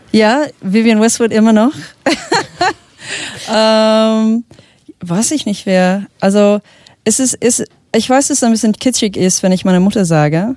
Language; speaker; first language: German; non-native, fluent; English